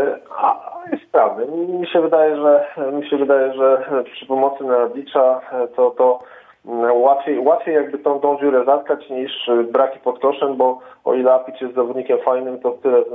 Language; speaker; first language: Polish; native; Polish